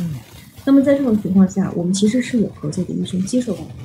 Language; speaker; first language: Chinese; native; Chinese